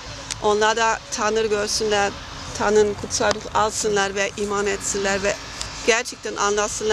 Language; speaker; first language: Turkish; non-native, fluent; German